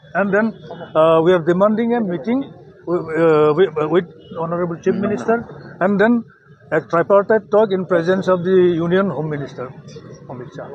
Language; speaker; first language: English; non-native, local second language; Assamese